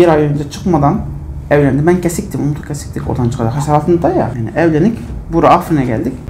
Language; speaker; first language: Turkish; non-native, learner; Arabic